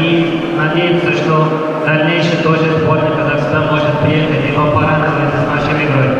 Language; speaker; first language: Russian; non-native, learner; Portuguese